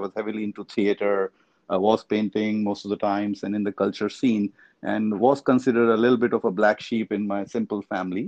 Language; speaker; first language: English; non-native, local second language; Hindi